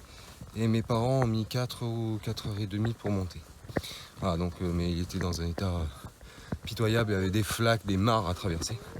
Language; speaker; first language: French; native; French